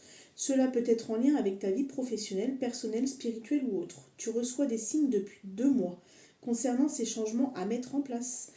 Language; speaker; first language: French; native; French